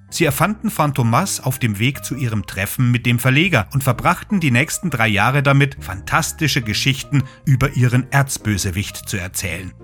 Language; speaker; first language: German; native; German